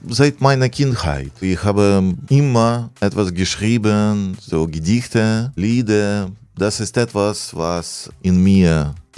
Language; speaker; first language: German; non-native, learner; Russian